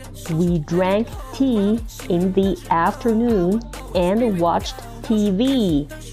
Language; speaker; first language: English; non-native, fluent; Chinese